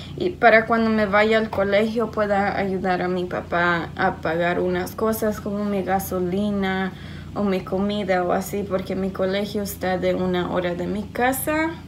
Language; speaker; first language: Spanish; early bilingual, heritage; Spanish